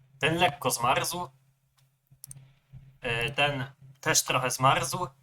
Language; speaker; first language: Polish; native; Polish